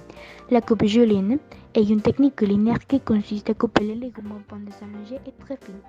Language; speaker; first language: French; non-native, learner; Spanish